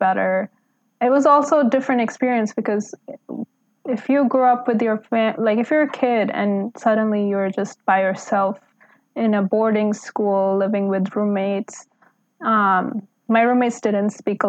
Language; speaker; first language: English; non-native, local second language; Hindi